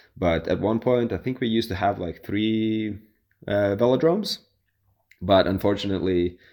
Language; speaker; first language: English; non-native, fluent; Latvian